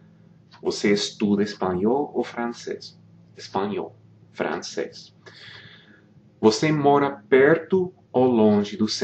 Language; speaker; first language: Portuguese; non-native, fluent; English